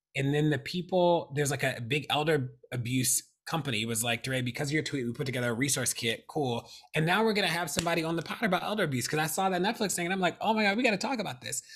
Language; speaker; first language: English; native; English